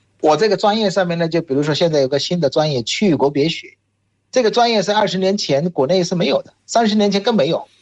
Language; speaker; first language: Chinese; non-native, fluent; Bangla